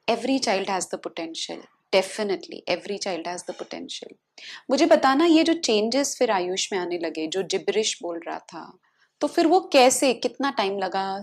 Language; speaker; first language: Hindi; native; Hindi